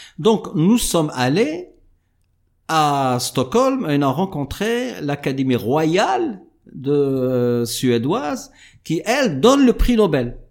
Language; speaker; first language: French; non-native, local second language; Arabic